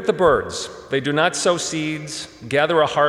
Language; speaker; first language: English; early bilingual, other home language; German